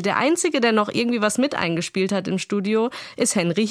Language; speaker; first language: German; native; German